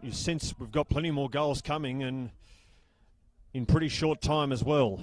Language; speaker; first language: English; native; English